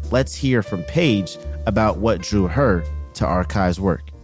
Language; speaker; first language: English; native; English